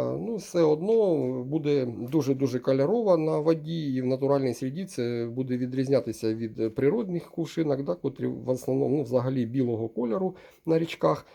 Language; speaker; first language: Ukrainian; non-native, local second language; Russian